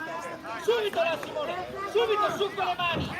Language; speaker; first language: Italian; native; Italian